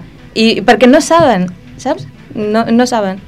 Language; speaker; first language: Catalan; early bilingual, other home language; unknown